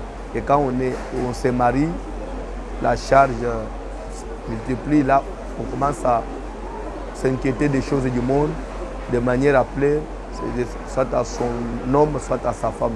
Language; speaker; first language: French; non-native, local second language; Lingala